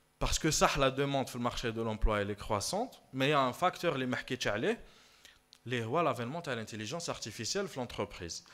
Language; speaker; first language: French; non-native, local second language; Arabic